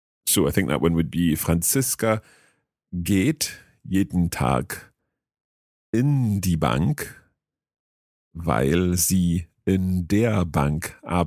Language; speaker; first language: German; non-native, learner; English